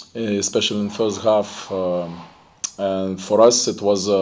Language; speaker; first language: English; non-native, fluent; Lithuanian